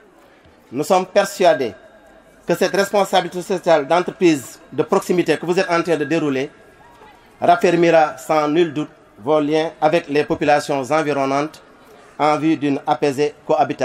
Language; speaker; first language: French; non-native, local second language; Wolof